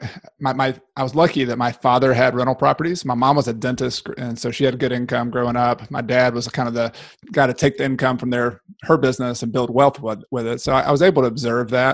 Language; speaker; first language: English; native; English